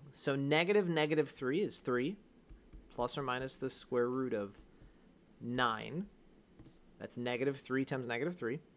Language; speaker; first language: English; native; English